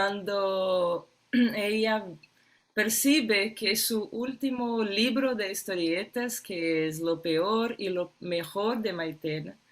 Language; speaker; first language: Spanish; non-native, fluent; Portuguese